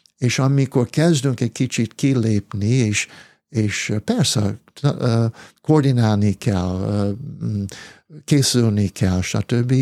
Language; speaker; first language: Hungarian; early bilingual, heritage; English